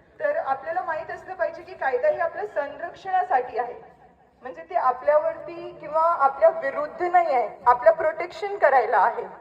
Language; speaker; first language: Marathi; non-native, local second language; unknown